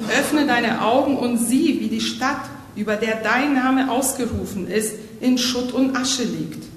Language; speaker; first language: German; native; German